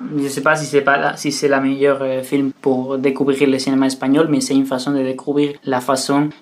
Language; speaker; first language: French; non-native, fluent; Spanish